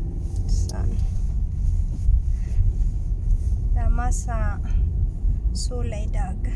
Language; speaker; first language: Norwegian; non-native, learner; Filipino